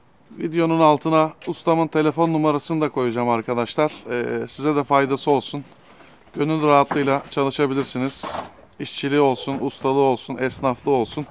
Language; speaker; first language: Turkish; native; Turkish